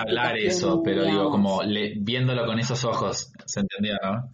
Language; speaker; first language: Spanish; native; Spanish